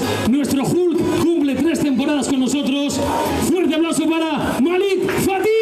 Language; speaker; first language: Spanish; native; Spanish